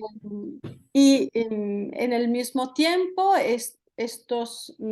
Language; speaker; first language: Spanish; non-native, fluent; Italian